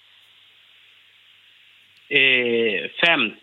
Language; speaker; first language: Swedish; non-native, learner; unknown